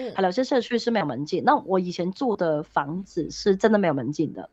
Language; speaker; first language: Chinese; non-native, local second language; Cantonese